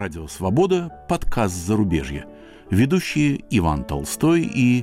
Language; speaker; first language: Russian; native; Russian